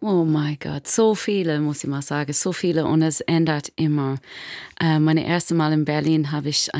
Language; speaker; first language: German; non-native, learner; English